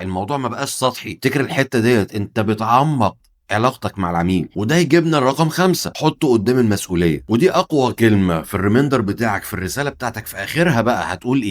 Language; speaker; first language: Arabic; native; Arabic